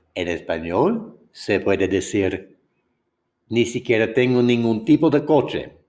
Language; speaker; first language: Spanish; non-native, fluent; English